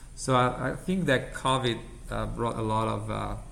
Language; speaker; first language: English; non-native, fluent; Italian